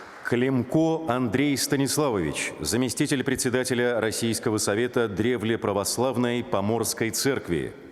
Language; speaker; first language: Russian; native; Russian